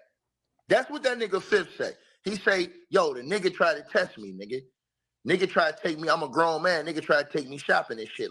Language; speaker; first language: English; native; English